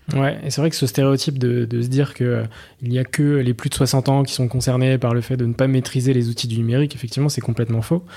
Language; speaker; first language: French; native; French